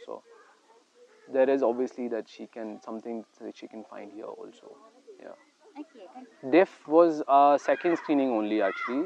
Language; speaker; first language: English; non-native, local second language; Hindi